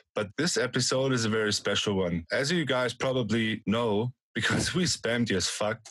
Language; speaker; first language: English; non-native, fluent; German